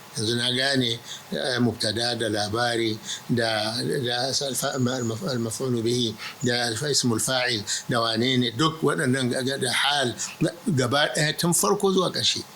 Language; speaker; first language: Hausa; non-native, local second language; Arabic